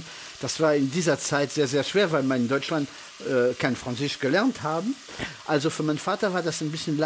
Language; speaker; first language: German; early bilingual, heritage; French